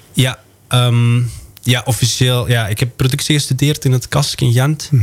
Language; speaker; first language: Dutch; non-native, local second language; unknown